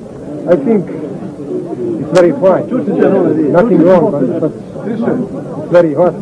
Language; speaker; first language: English; non-native, learner; Bosnian